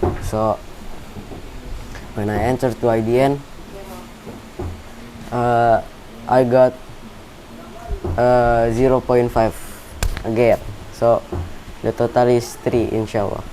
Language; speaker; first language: English; non-native, learner; Indonesian